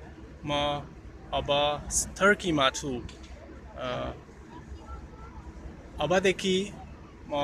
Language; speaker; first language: Nepali; non-native, learner; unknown